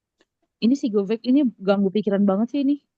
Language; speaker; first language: Indonesian; native; Indonesian